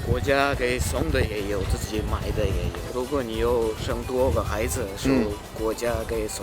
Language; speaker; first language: Chinese; non-native, fluent; Turkmen